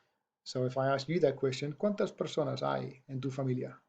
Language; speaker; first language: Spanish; non-native, fluent; English